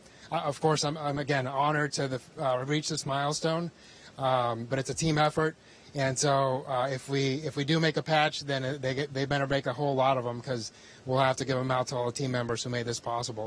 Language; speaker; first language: English; early bilingual, other home language; Spanish